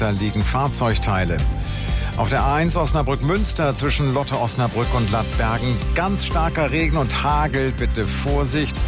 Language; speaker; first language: German; native; German